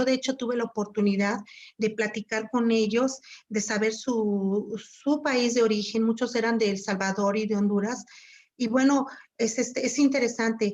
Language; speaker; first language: Spanish; native; Spanish